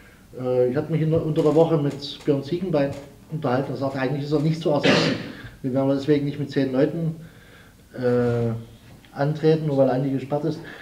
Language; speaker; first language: German; native; German